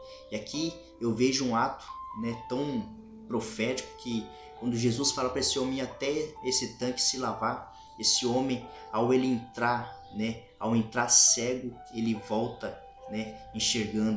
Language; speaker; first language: Portuguese; native; Portuguese